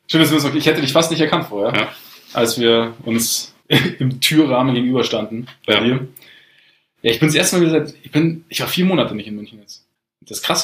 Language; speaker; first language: German; native; German